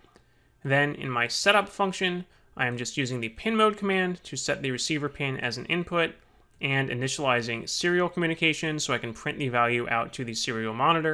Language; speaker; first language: English; native; English